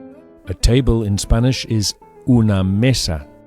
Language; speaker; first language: Spanish; non-native, fluent; English